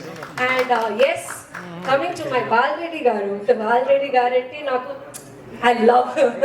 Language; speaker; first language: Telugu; non-native, fluent; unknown